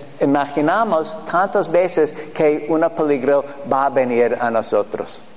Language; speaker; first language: Spanish; non-native, fluent; English